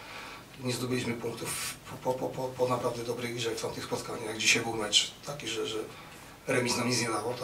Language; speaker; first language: Polish; native; Polish